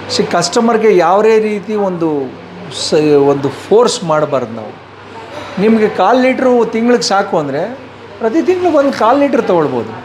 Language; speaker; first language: Kannada; native; Kannada